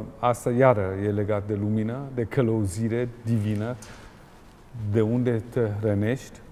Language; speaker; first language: Romanian; non-native, fluent; German